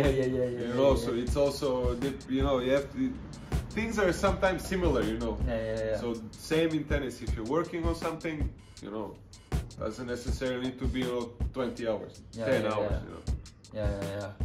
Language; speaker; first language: English; non-native, fluent; Serbian